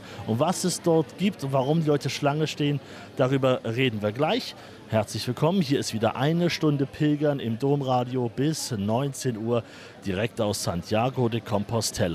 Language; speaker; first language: German; native; German